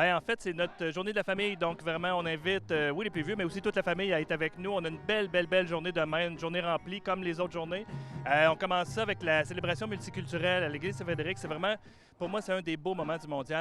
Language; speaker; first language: French; native; French